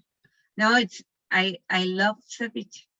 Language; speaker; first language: English; non-native, learner; Spanish